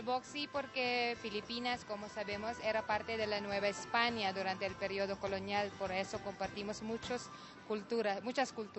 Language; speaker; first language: Spanish; non-native, fluent; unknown